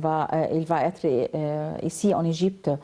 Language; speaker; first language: French; non-native, learner; Arabic